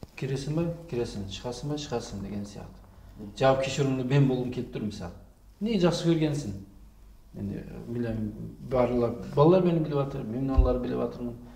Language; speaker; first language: Kazakh; non-native, fluent; Turkish